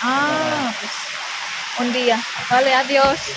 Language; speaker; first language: Spanish; non-native, learner; Filipino